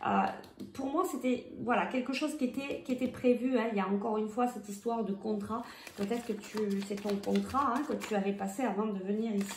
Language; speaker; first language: French; native; French